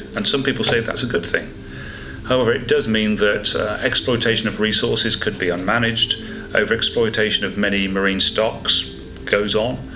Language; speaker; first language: English; native; English